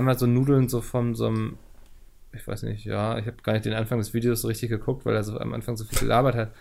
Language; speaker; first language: German; native; German